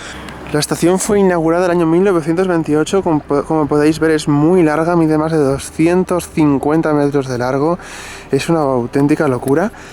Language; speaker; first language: Spanish; native; Spanish